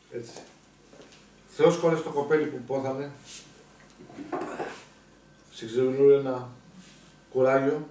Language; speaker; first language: Greek; native; Greek